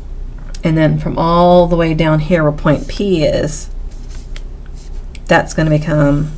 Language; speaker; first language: English; native; English